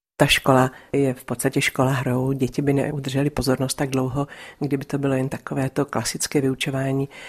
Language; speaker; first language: Czech; native; Czech